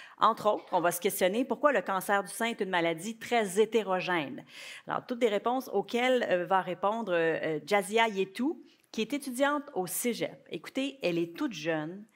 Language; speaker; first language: French; native; French